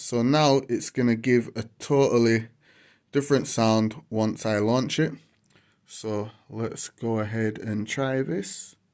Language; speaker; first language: English; native; English